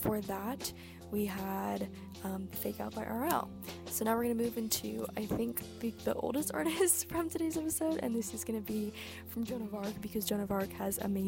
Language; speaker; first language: English; native; English